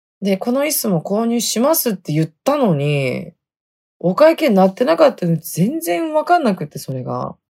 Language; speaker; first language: Japanese; native; Japanese